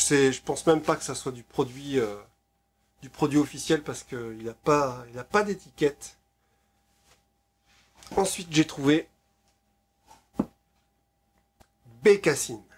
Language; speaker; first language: French; native; French